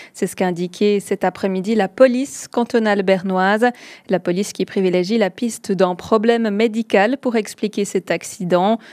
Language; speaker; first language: French; native; French